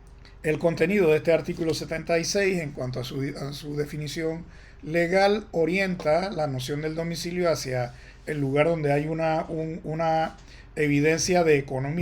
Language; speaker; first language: Spanish; native; Spanish